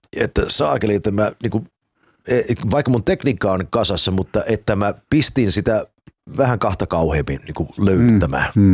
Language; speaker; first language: Finnish; early bilingual, heritage; Finnish